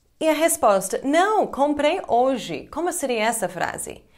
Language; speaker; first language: Portuguese; non-native, fluent; English